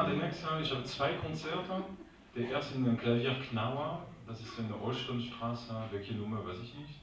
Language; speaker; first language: German; non-native, local second language; French